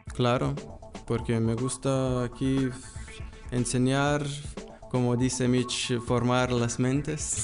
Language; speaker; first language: Spanish; non-native, learner; Lithuanian